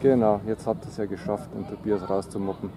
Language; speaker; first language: German; native; German